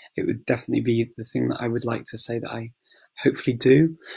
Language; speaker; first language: English; native; English